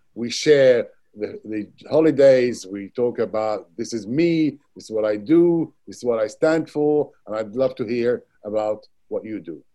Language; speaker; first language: English; non-native, fluent; Arabic